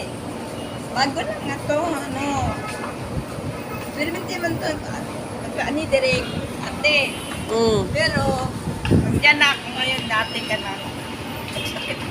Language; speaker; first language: Filipino; non-native, local second language; Cebuano